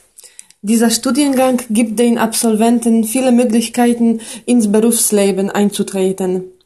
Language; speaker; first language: German; non-native, fluent; Polish